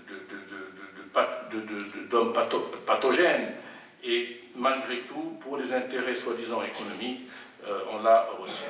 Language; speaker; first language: French; non-native, local second language; Arabic